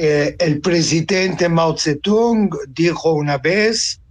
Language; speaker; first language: Spanish; non-native, fluent; Italian